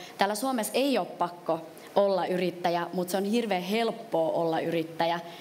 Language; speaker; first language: Finnish; early bilingual, other home language; Vietnamese